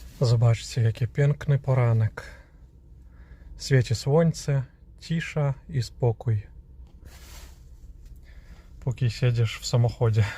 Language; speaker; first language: Polish; non-native, fluent; Ukrainian